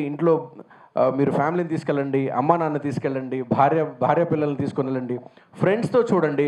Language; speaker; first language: Telugu; native; Telugu